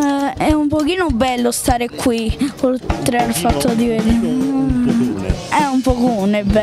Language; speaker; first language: Italian; native; Italian